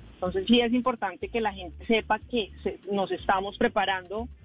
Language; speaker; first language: Spanish; native; Spanish